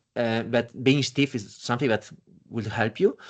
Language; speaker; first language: English; non-native, fluent; Italian